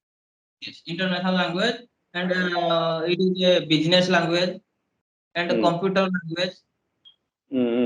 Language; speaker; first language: English; non-native, learner; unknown